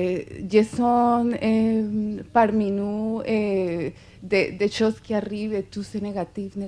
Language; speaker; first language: French; non-native, fluent; Spanish